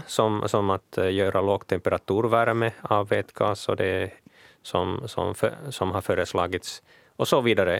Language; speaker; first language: Swedish; non-native, local second language; Finnish